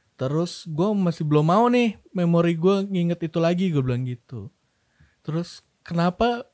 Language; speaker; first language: Indonesian; native; Indonesian